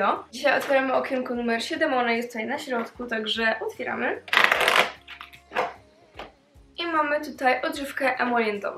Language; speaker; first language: Polish; native; Polish